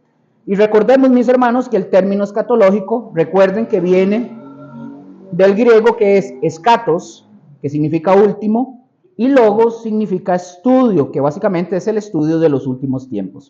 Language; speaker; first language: Spanish; native; Spanish